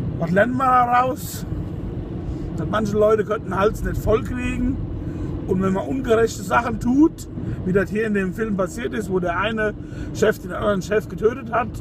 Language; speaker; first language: German; native; German